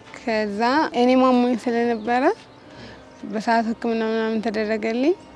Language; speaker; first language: Amharic; non-native, fluent; Arabic